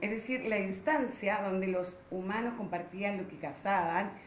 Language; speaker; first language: Spanish; native; Spanish